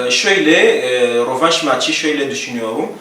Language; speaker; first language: Turkish; non-native, learner; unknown